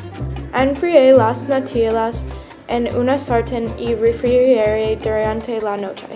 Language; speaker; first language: Spanish; non-native, learner; English